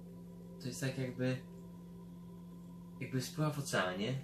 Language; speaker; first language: Polish; early bilingual, heritage; Polish